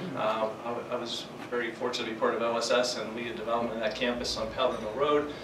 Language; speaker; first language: English; native; English